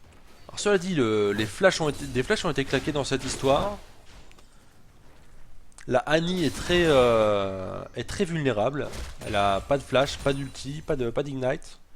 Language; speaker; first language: French; native; French